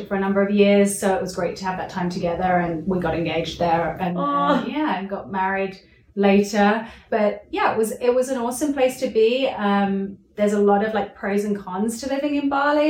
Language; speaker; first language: English; native; English